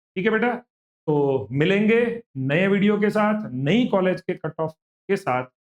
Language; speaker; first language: Hindi; non-native, local second language; Gujarati